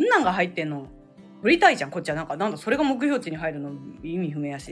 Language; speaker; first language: Japanese; native; Japanese